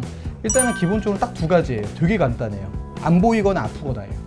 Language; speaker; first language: Korean; native; Korean